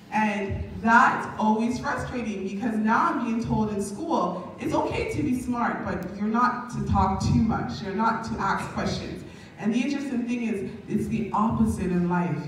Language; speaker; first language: English; native; English